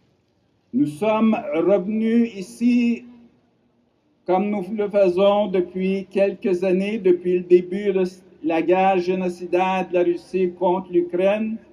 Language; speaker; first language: French; non-native, local second language; Ukrainian